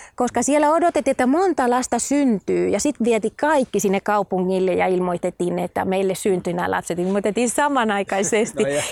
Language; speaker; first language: Finnish; non-native, fluent; Spanish